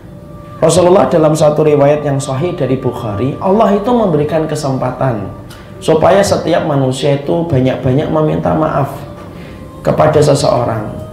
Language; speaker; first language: Indonesian; native; Indonesian